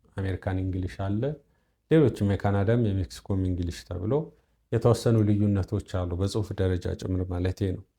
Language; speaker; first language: Amharic; non-native, local second language; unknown